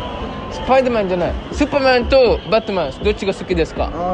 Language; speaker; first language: Japanese; non-native, learner; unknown